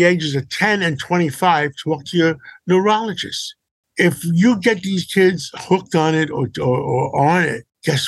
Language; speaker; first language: English; early bilingual, other home language; Greek